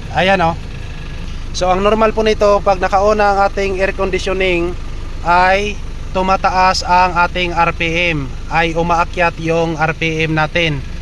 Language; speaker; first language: Filipino; non-native, local second language; Cebuano